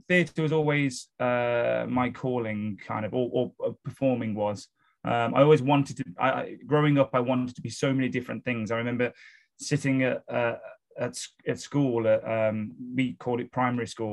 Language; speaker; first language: English; native; English